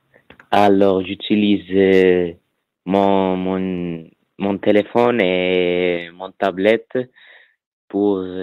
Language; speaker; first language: French; non-native, learner; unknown